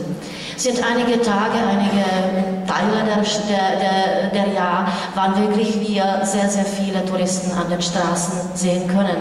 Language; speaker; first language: German; non-native, fluent; Czech